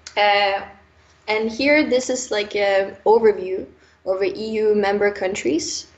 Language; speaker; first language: English; non-native, fluent; Norwegian